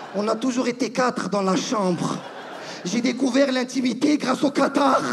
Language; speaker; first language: French; non-native, local second language; Arabic